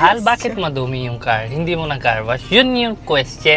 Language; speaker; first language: Filipino; non-native, learner; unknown